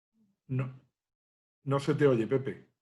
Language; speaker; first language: Spanish; native; Spanish